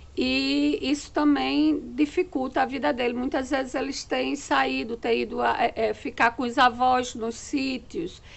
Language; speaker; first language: Portuguese; native; Portuguese